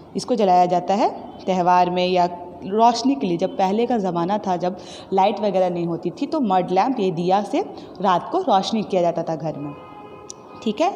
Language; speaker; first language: Hindi; native; Hindi